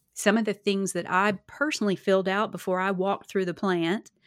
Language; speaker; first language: English; native; English